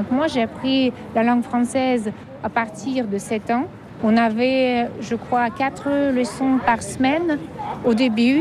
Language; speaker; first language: French; non-native, fluent; Russian